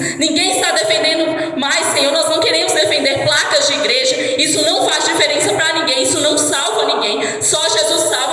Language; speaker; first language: Portuguese; native; Portuguese